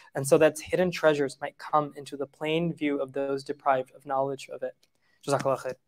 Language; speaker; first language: English; native; English